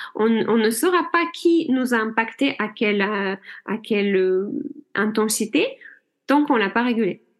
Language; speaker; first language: French; non-native, fluent; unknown